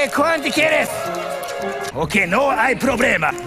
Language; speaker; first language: Spanish; non-native, learner; Japanese